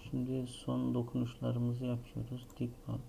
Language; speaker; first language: Turkish; native; Turkish